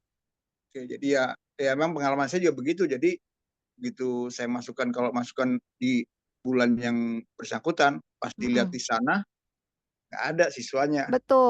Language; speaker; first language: Indonesian; native; Indonesian